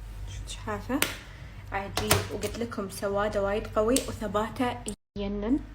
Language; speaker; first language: Arabic; native; Arabic